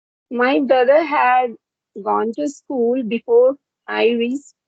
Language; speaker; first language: English; non-native, local second language; Hindi